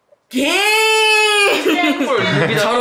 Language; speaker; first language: Korean; native; Korean